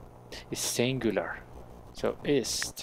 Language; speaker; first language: German; non-native, learner; Spanish